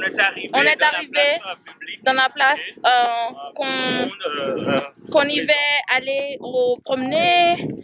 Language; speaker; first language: French; non-native, learner; Haitian Creole